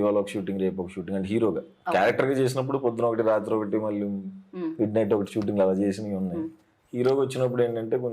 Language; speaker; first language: Telugu; native; Telugu